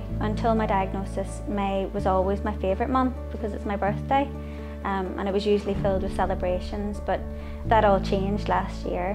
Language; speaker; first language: English; native; English